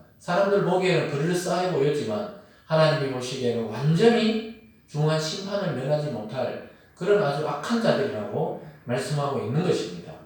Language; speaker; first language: Korean; native; Korean